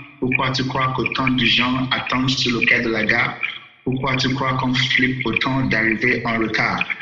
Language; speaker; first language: French; non-native, fluent; Yoruba